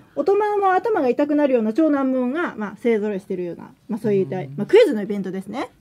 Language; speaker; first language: Japanese; native; Japanese